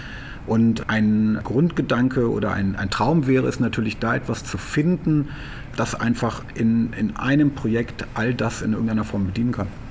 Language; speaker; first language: German; native; German